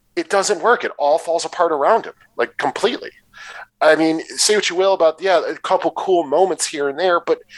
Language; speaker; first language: English; native; English